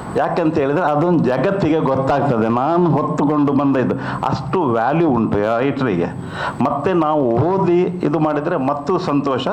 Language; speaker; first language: Kannada; non-native, local second language; Konkani